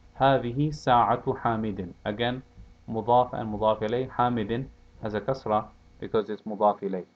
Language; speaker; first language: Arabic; non-native, fluent; English